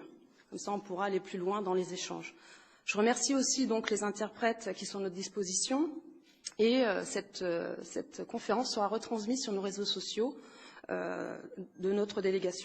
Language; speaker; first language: French; native; French